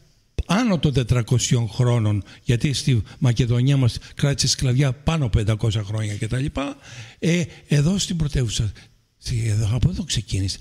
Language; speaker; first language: Greek; native; Greek